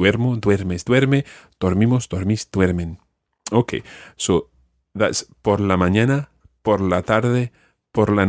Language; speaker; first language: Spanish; non-native, fluent; English